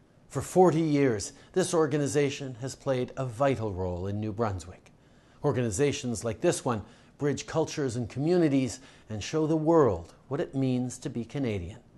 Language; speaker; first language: English; early bilingual, other home language; French